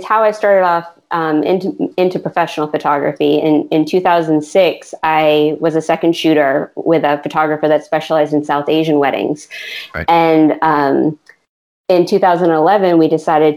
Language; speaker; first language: English; native; English